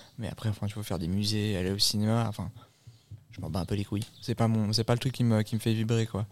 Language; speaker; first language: French; native; French